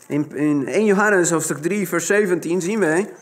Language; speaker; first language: Dutch; non-native, fluent; Spanish